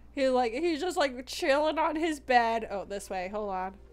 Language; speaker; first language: English; native; English